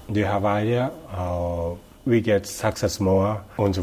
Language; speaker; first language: English; non-native, learner; Japanese